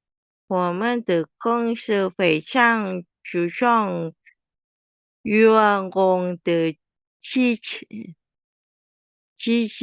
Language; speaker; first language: Chinese; non-native, learner; Indonesian